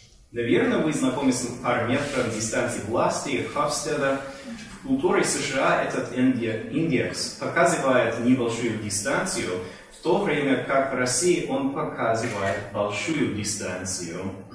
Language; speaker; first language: Russian; non-native, fluent; English